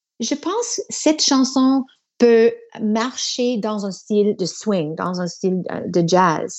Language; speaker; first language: French; non-native, learner; English